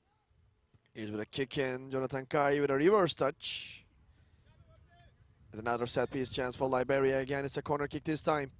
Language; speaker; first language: English; non-native, fluent; Turkish